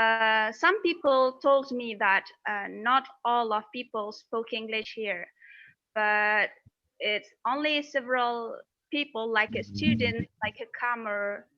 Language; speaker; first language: English; non-native, fluent; Indonesian